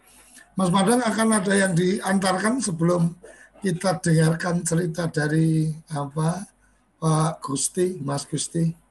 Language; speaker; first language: Malay; native; Malay